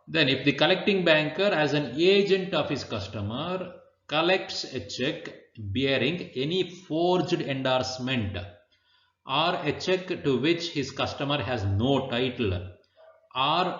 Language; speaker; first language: English; non-native, local second language; Kannada